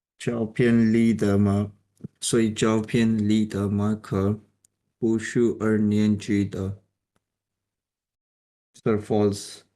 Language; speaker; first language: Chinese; non-native, learner; Urdu